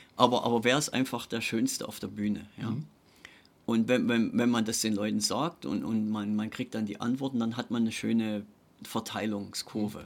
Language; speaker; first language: German; native; German